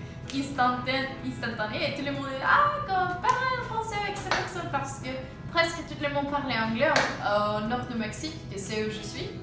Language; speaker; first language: French; non-native, fluent; Spanish